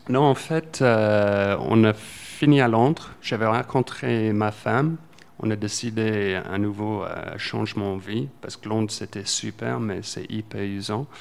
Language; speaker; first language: French; non-native, fluent; English